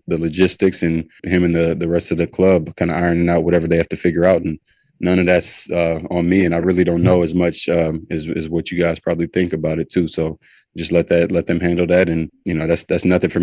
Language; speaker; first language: English; native; English